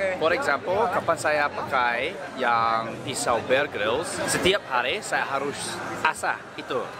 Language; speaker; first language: Indonesian; non-native, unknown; English